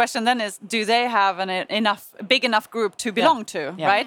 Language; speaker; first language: English; non-native, fluent; German